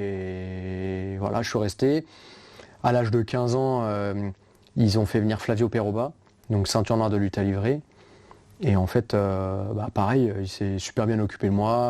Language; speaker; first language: French; native; French